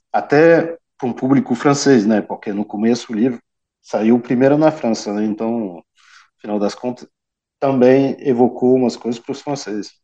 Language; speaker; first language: Portuguese; early bilingual, heritage; Portuguese